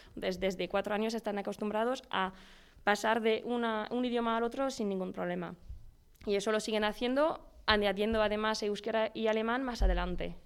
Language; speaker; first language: Spanish; non-native, fluent; French